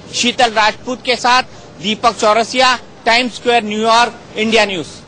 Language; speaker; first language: Hindi; native; Hindi